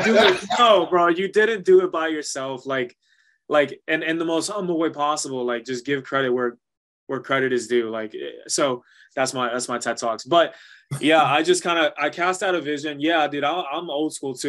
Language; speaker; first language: English; early bilingual, other home language; Spanish